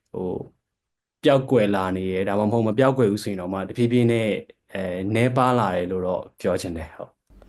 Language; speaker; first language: Burmese; native; Burmese